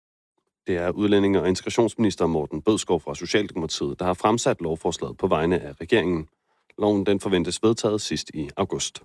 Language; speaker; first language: Danish; native; Danish